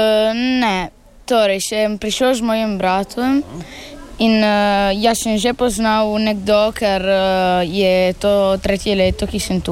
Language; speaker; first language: Slovenian; early bilingual, heritage; Italian